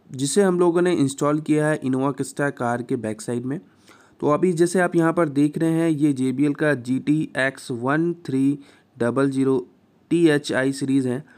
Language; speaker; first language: Hindi; native; Hindi